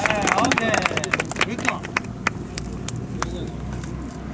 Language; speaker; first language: Japanese; native; Japanese